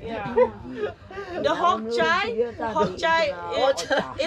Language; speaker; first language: English; non-native, learner; Sundanese